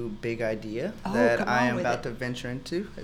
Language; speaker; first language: English; non-native, fluent; Spanish